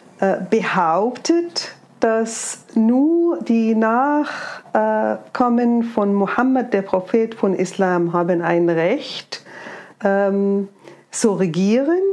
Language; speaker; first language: German; non-native, fluent; Arabic